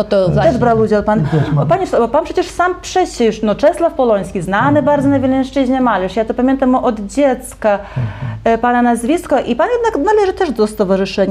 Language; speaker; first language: Polish; native; Polish